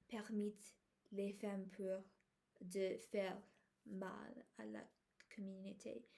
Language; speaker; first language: French; non-native, learner; English